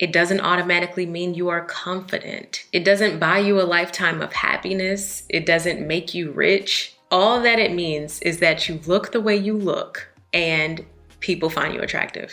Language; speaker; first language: English; native; English